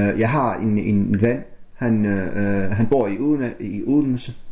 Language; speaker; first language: Danish; non-native, learner; Arabic